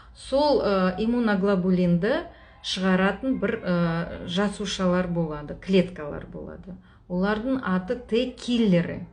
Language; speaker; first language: Kazakh; non-native, local second language; Russian